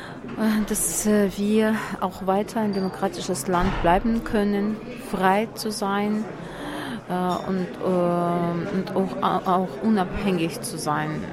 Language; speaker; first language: German; non-native, fluent; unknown